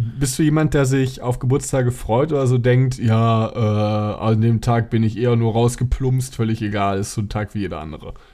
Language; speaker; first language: German; native; German